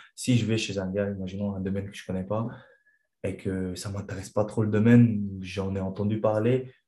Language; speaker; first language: French; non-native, fluent; Chechen